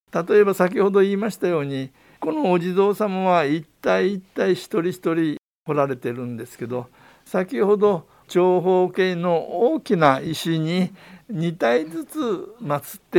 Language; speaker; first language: Japanese; native; Japanese